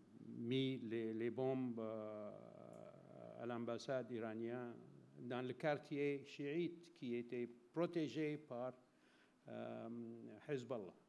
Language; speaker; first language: French; non-native, fluent; Arabic